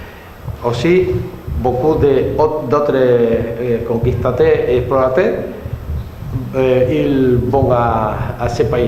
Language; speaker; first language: French; non-native, learner; Spanish